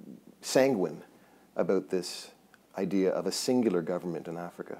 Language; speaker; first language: English; native; English